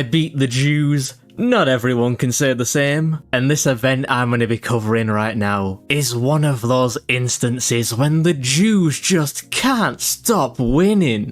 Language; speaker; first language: English; native; English